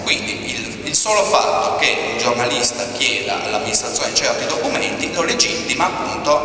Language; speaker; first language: Italian; native; Italian